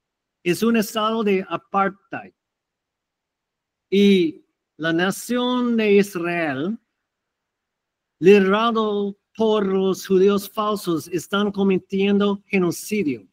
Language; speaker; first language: Spanish; non-native, fluent; English